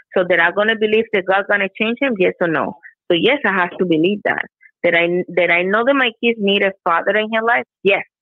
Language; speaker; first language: English; non-native, fluent; Spanish